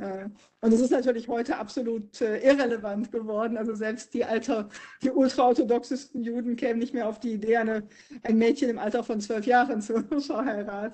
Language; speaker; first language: German; native; German